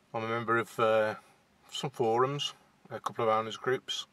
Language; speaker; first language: English; native; English